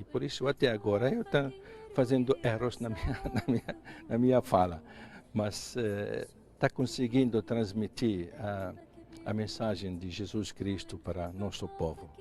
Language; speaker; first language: Portuguese; non-native, fluent; Arabic